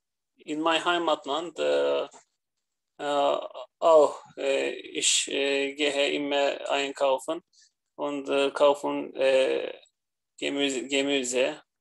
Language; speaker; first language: German; non-native, learner; Turkish